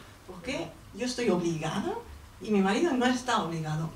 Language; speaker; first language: Spanish; native; Spanish